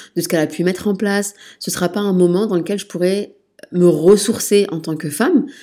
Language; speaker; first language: French; native; French